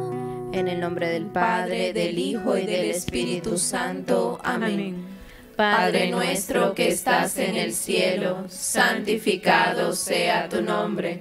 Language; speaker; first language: Spanish; native; Spanish